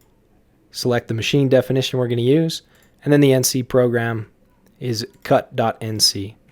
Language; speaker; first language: English; native; English